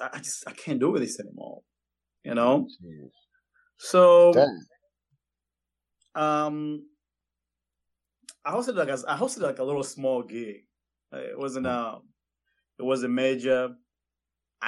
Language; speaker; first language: English; non-native, local second language; Kinyarwanda